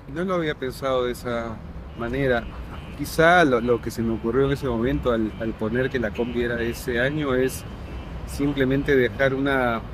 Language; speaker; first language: Spanish; native; Spanish